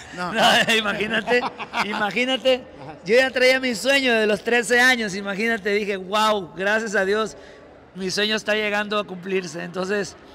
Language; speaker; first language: Spanish; native; Spanish